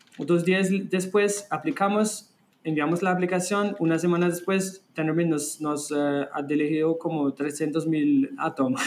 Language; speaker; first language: Spanish; non-native, fluent; German